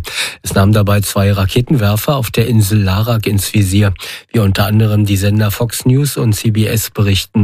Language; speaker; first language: German; native; German